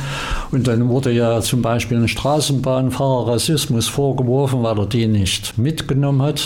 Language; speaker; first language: German; native; German